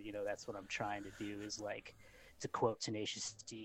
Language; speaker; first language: English; native; English